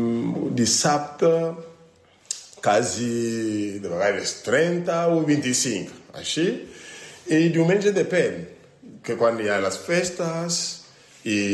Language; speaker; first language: Catalan; non-native, learner; French